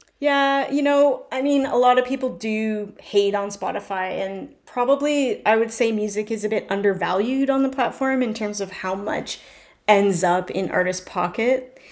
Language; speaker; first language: English; native; English